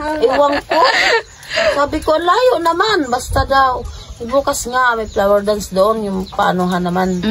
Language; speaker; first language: Filipino; non-native, local second language; Waray